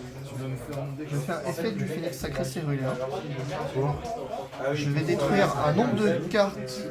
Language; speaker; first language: French; native; French